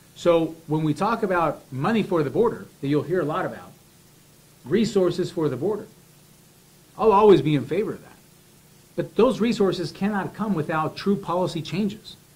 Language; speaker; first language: English; early bilingual, other home language; Spanish